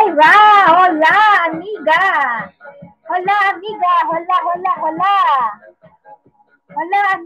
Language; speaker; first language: Spanish; non-native, learner; Filipino